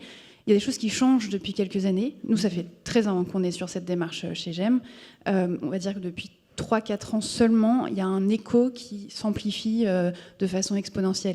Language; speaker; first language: French; native; French